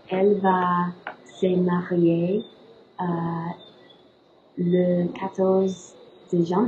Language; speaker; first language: French; non-native, learner; English